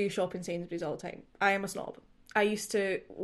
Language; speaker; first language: English; native; English